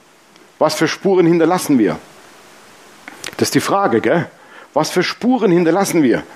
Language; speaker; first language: German; native; German